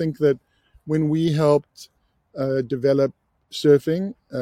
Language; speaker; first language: English; native; English